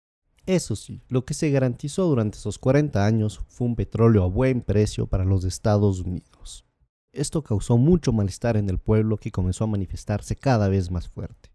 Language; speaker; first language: Spanish; native; Spanish